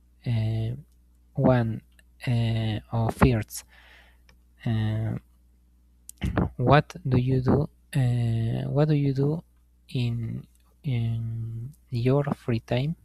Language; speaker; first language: English; non-native, learner; Spanish